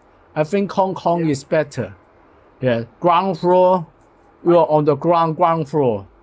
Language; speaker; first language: English; non-native, learner; Cantonese